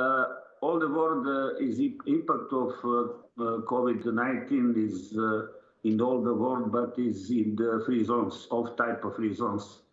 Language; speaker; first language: English; non-native, learner; Serbian